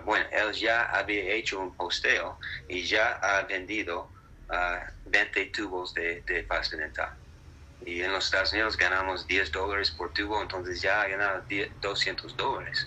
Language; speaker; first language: Spanish; non-native, fluent; English